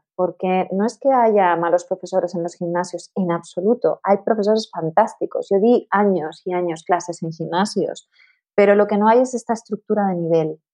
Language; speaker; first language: Spanish; native; Spanish